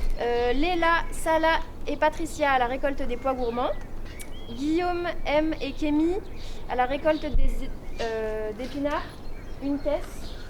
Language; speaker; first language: French; native; French